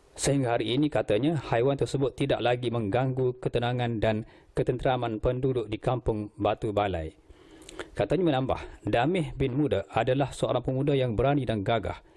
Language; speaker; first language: Malay; native; Malay